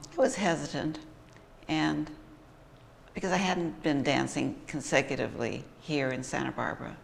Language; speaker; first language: English; native; English